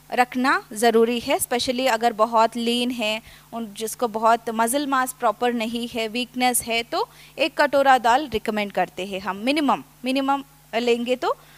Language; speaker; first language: Hindi; non-native, local second language; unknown